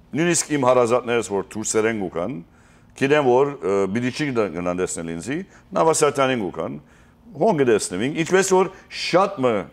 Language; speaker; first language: Armenian; early bilingual, heritage; Armenian